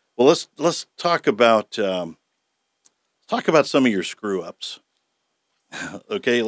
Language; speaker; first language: English; native; English